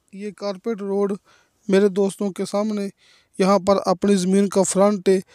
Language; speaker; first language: Urdu; non-native, local second language; Punjabi